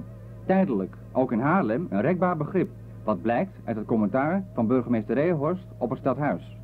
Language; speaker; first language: Dutch; native; Dutch